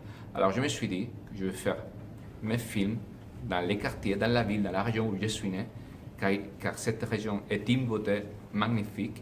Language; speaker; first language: French; non-native, fluent; Spanish